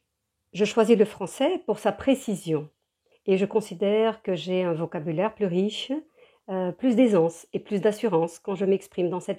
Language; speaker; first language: French; early bilingual, heritage; French